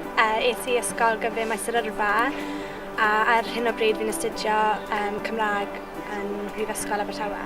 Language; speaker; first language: Welsh; native; Welsh